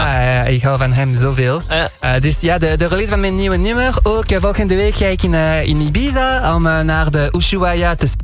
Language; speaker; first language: Dutch; non-native, learner; French